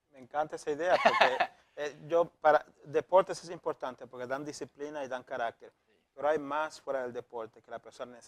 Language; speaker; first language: Spanish; native; Spanish